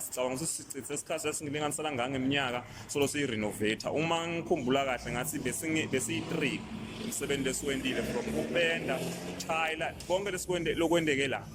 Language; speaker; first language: Zulu; non-native, local second language; Swati